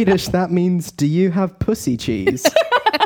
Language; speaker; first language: English; native; English